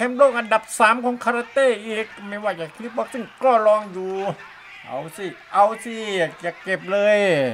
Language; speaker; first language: Thai; native; Thai